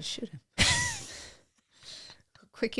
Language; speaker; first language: English; native; English